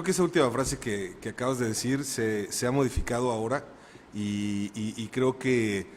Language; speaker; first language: Spanish; native; Spanish